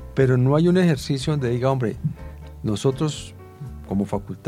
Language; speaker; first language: Spanish; native; Spanish